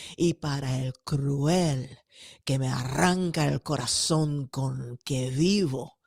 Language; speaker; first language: Spanish; early bilingual, heritage; Spanish